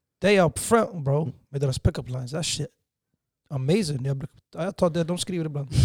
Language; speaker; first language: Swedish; early bilingual, other home language; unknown